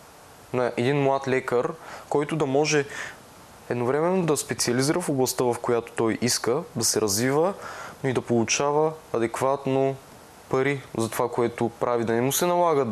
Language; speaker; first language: Bulgarian; native; Bulgarian